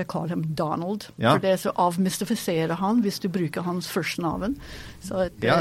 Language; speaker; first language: Norwegian; non-native, fluent; English